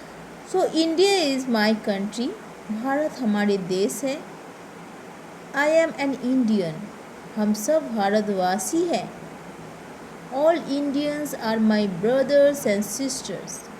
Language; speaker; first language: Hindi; non-native, local second language; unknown